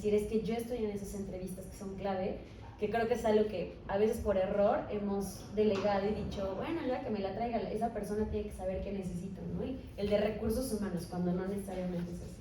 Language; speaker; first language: Spanish; native; Spanish